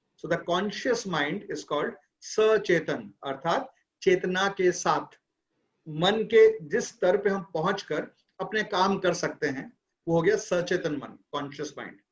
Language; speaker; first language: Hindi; non-native, local second language; Bangla